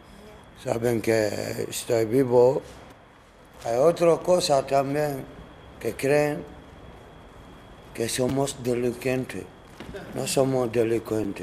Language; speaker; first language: Spanish; non-native, learner; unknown